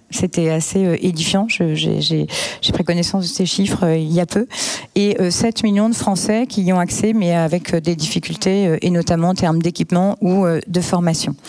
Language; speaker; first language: French; native; French